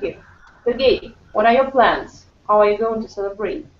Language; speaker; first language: English; non-native, fluent; Russian